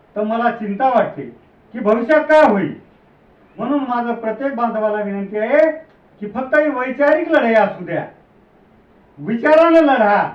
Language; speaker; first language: Marathi; non-native, local second language; Lambadi